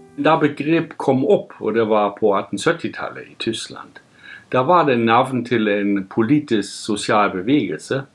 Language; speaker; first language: Norwegian; non-native, fluent; German